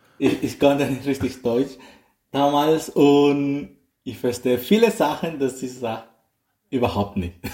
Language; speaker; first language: German; non-native, learner; Spanish